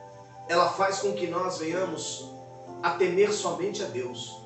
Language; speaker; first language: Portuguese; native; Portuguese